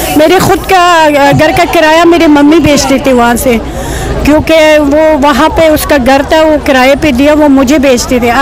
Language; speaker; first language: Hindi; non-native, fluent; Persian